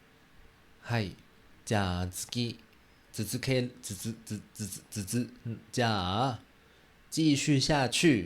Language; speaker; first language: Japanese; non-native, learner; Chinese